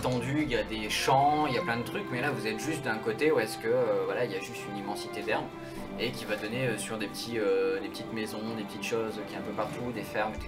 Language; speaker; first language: French; native; French